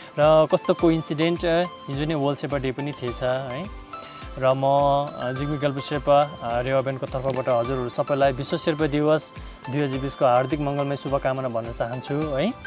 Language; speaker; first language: Nepali; non-native, local second language; Sherpa